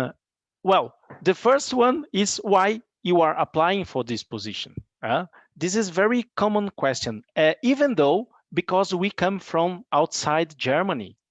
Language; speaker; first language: English; non-native, fluent; Portuguese